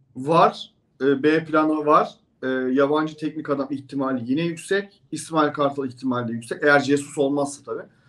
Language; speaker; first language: Turkish; native; Turkish